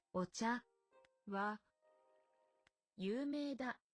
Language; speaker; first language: Japanese; non-native, learner; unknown